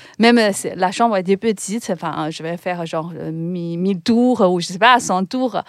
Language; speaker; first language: French; non-native, fluent; Chinese